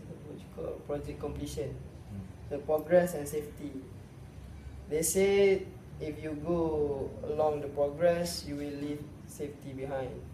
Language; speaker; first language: English; non-native, local second language; Malay